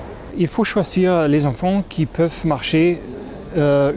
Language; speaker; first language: French; non-native, fluent; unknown